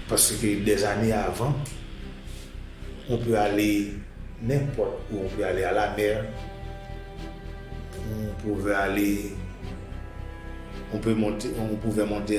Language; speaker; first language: French; non-native, local second language; Haitian Creole